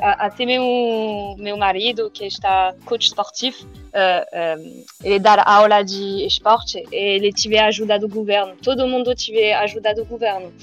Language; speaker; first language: Portuguese; non-native, learner; French